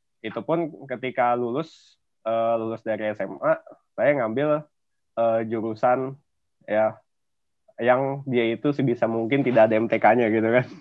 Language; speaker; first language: Indonesian; native; Indonesian